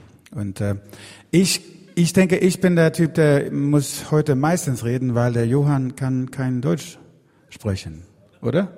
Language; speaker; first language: German; non-native, learner; Swedish